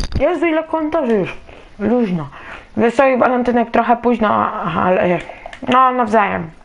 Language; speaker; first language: Polish; native; Polish